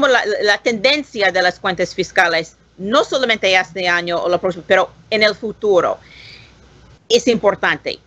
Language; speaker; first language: Spanish; non-native, learner; English